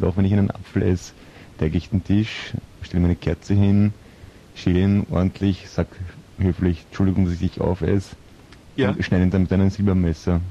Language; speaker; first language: German; native; German